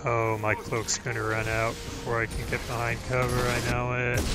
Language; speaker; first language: English; native; English